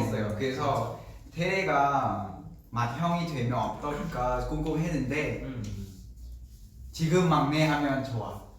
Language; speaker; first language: Korean; non-native, learner; Vietnamese